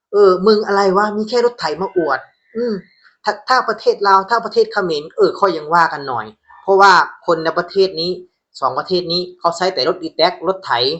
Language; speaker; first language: Thai; native; Thai